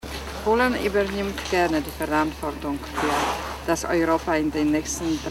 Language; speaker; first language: German; non-native, fluent; Polish